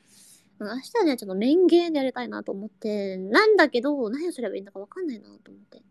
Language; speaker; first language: Japanese; non-native, learner; Indonesian